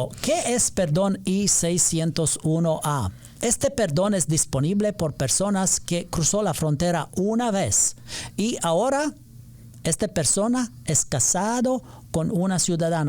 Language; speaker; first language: Spanish; non-native, learner; English